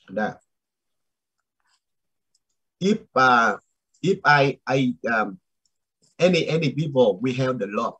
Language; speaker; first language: English; non-native, learner; Vietnamese